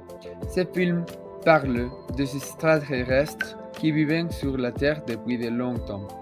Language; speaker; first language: French; non-native, learner; Spanish